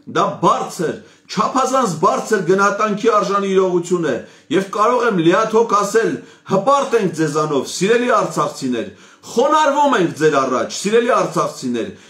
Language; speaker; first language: Armenian; native; Armenian